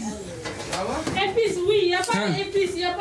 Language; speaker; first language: French; non-native, learner; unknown